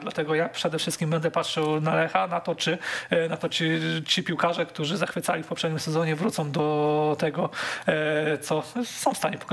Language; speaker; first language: Polish; native; Polish